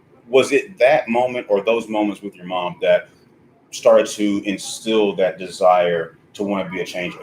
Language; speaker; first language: English; native; English